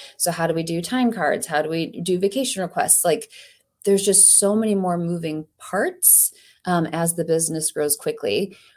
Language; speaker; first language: English; native; English